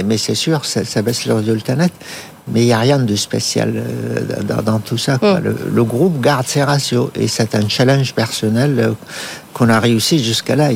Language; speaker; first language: French; non-native, fluent; Arabic